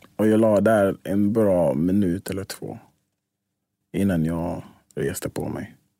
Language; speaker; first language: Swedish; non-native, fluent; English